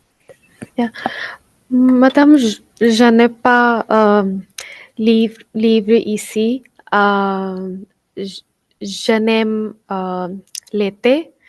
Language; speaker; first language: French; non-native, learner; Hindi